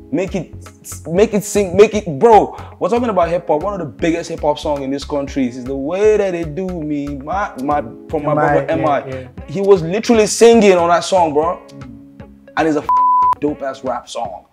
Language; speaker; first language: English; non-native, local second language; Hausa